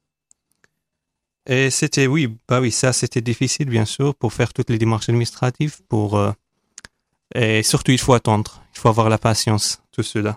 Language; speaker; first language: French; non-native, fluent; Arabic